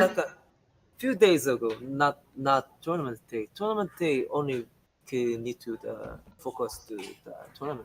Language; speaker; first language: English; non-native, learner; Korean